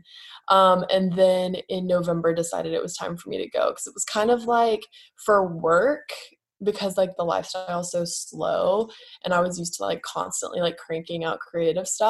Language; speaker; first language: English; native; English